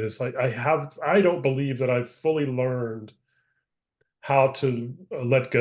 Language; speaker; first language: English; native; English